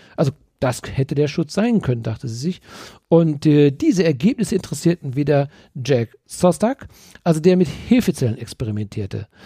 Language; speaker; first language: German; native; German